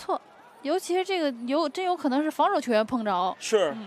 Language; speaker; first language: Chinese; native; Chinese